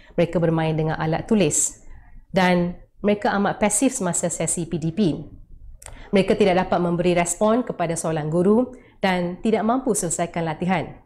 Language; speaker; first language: Malay; non-native, local second language; Tamil